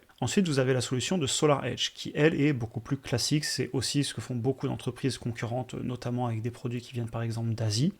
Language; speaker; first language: French; native; French